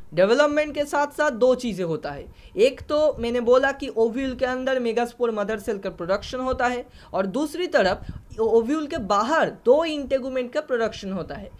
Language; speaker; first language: Hindi; non-native, local second language; Bangla